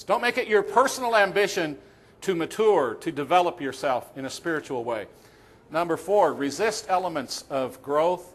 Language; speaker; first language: English; native; English